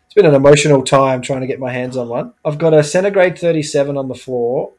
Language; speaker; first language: English; native; English